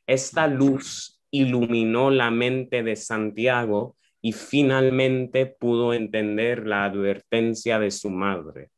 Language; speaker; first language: Spanish; early bilingual, heritage; Spanish